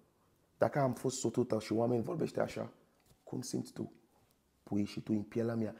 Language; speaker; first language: Romanian; non-native, fluent; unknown